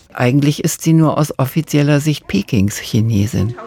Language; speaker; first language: German; native; German